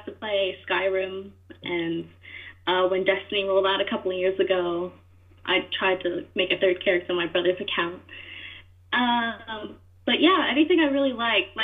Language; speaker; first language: English; native; English